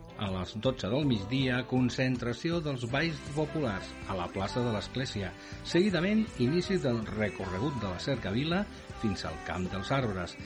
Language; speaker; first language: Catalan; native; Catalan